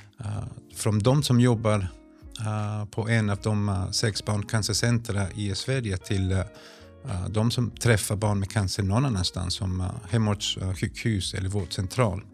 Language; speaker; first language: Swedish; non-native, fluent; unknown